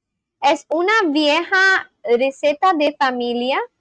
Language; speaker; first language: Spanish; non-native, learner; English